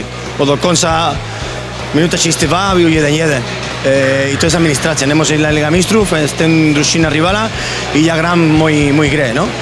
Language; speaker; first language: Polish; non-native, learner; Spanish